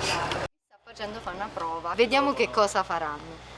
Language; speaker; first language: Italian; native; Italian